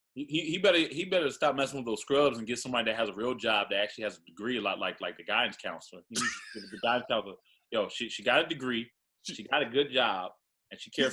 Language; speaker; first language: English; native; English